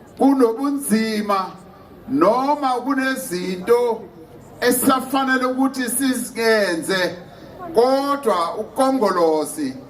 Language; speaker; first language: Zulu; non-native, local second language; Venda